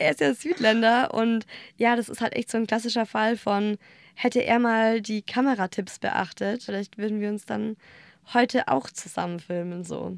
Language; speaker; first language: German; native; German